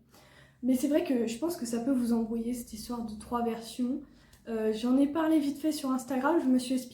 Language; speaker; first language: French; native; French